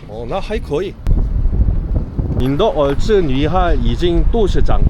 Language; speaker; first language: Chinese; non-native, learner; Korean